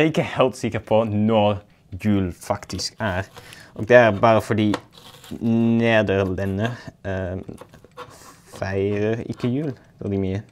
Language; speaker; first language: Norwegian; non-native, learner; Dutch